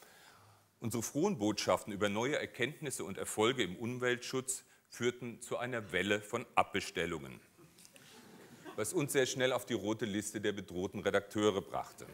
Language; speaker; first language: German; native; German